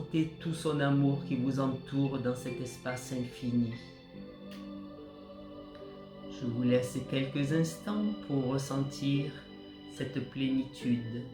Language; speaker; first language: French; native; French